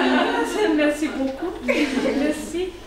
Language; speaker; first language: French; non-native, local second language; Malagasy